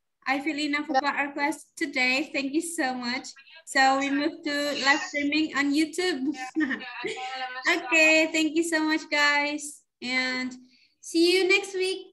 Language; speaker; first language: English; non-native, fluent; Indonesian